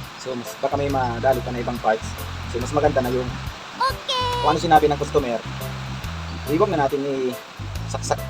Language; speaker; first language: Filipino; non-native, local second language; Bikol